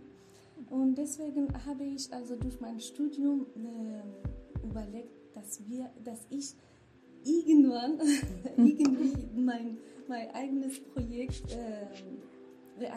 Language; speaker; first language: German; non-native, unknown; Kurdish